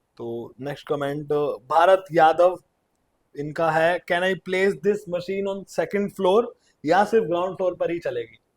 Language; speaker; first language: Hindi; native; Hindi